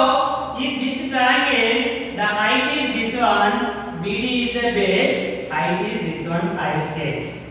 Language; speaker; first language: English; non-native, local second language; Telugu